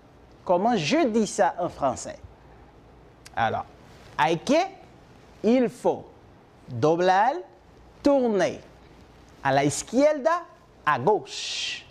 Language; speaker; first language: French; non-native, fluent; Spanish